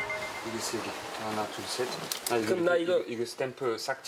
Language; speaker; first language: Korean; non-native, learner; French